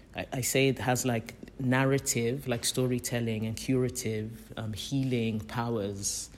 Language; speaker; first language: English; native; English